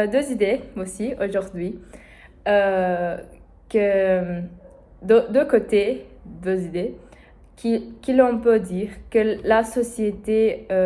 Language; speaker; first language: French; non-native, learner; Portuguese